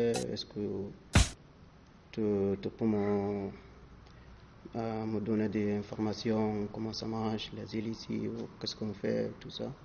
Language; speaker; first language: French; non-native, learner; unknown